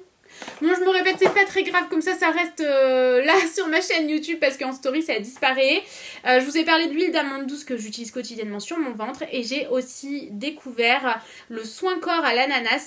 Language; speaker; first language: French; native; French